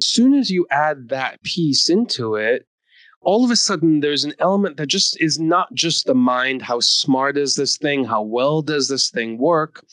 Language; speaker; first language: English; native; English